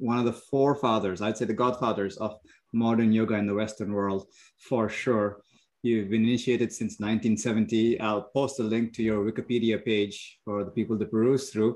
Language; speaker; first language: English; non-native, local second language; Bangla